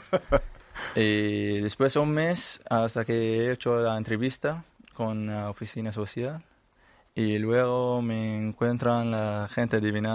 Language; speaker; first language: Spanish; non-native, learner; Arabic